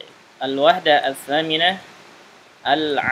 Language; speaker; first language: Arabic; non-native, fluent; Indonesian